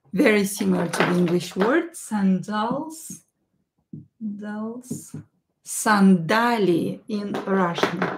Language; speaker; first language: English; non-native, fluent; Russian